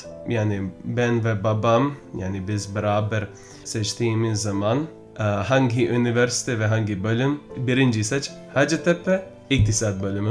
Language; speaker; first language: Turkish; non-native, learner; Bosnian